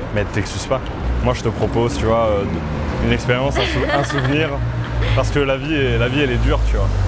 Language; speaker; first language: French; native; French